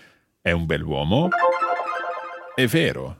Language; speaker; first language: Italian; non-native, fluent; English